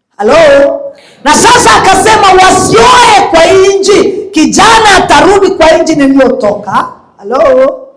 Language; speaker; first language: Swahili; non-native, local second language; Kalenjin